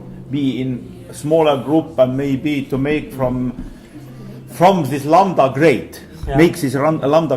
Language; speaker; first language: English; non-native, fluent; Estonian